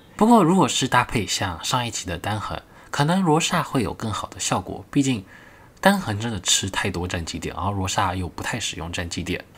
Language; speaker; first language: Chinese; native; Chinese